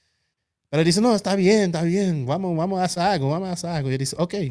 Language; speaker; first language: Spanish; non-native, local second language; English